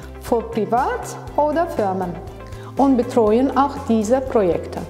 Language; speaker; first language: German; non-native, fluent; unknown